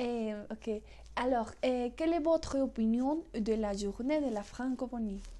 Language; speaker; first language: French; non-native, learner; Spanish